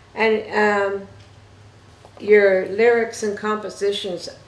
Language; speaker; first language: English; native; English